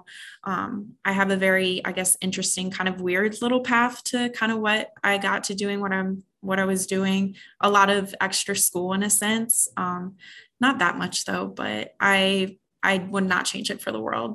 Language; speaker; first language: English; native; English